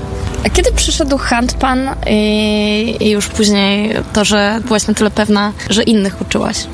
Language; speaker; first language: Polish; native; Polish